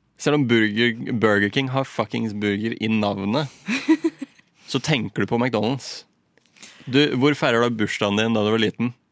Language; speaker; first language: Norwegian; native; Norwegian